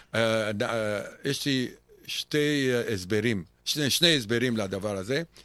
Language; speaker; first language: Hebrew; non-native, fluent; Romanian